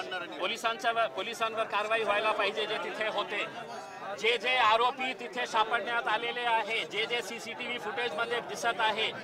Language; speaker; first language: Marathi; non-native, local second language; Urdu